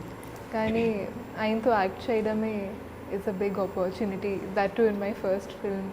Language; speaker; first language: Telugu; non-native, learner; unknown